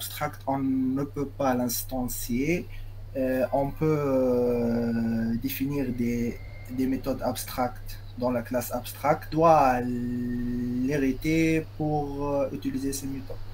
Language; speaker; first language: French; non-native, local second language; Arabic